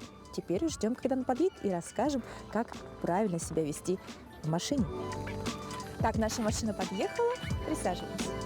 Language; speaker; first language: Russian; native; Russian